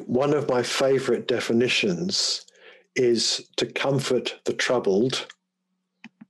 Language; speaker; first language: English; native; English